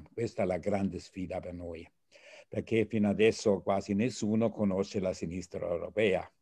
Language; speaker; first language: Italian; non-native, fluent; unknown